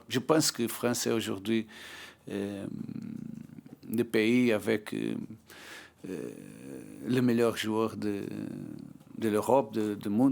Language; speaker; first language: French; non-native, learner; Portuguese